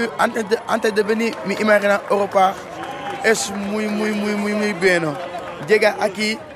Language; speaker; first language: Spanish; non-native, learner; Wolof